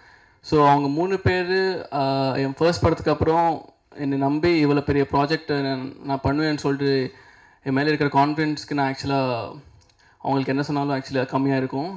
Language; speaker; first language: Tamil; non-native, local second language; Telugu